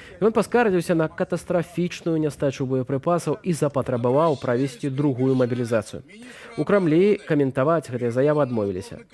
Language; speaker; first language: Belarusian; native; Belarusian